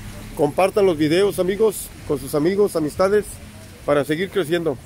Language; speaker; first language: Spanish; native; Spanish